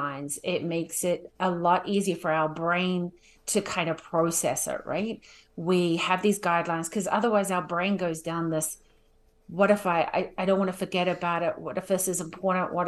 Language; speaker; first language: English; native; English